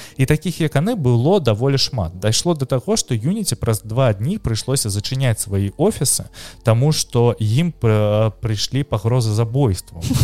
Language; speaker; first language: Belarusian; non-native, local second language; Russian